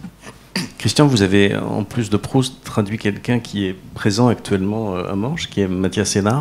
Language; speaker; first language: French; native; French